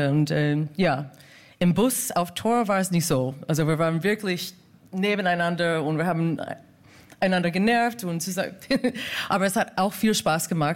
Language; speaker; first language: German; non-native, fluent; English